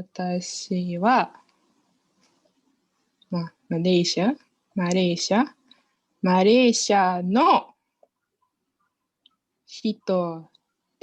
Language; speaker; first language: Japanese; non-native, learner; Malay